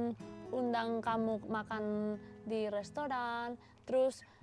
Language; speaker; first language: Indonesian; non-native, fluent; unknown